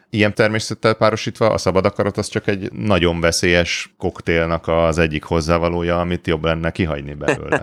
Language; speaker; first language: Hungarian; native; Hungarian